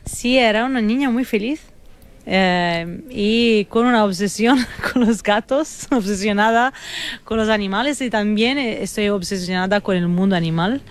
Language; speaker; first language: Spanish; non-native, fluent; Italian